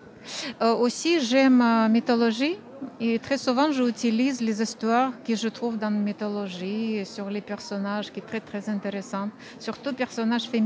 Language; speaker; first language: French; non-native, fluent; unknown